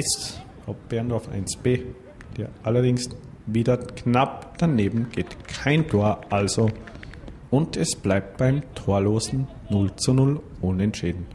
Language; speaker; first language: German; native; German